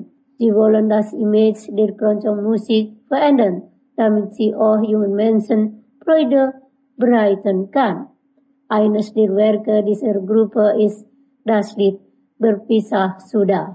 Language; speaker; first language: German; non-native, learner; Indonesian